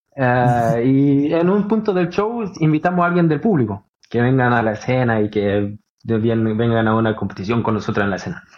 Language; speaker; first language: Spanish; early bilingual, heritage; Norwegian